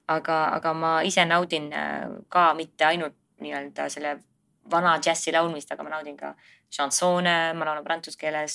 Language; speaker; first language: Estonian; native; Estonian